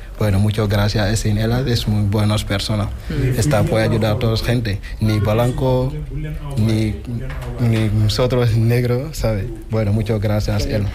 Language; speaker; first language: Spanish; non-native, learner; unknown